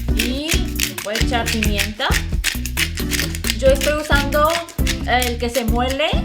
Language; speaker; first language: Spanish; non-native, fluent; Korean